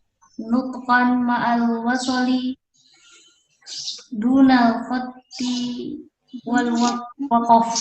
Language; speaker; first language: Arabic; non-native, learner; Indonesian